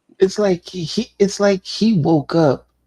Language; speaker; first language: English; native; English